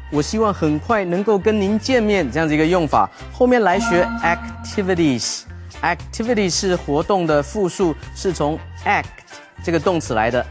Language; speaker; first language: Chinese; native; Chinese